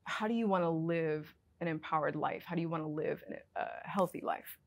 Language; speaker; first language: English; native; English